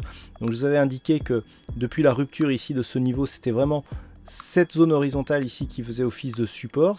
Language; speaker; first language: French; native; French